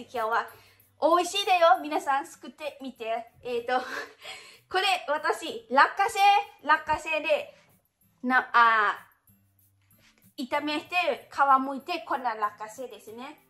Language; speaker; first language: Japanese; non-native, learner; Lao